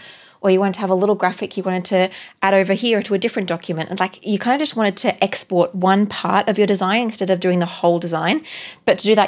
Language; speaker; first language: English; native; English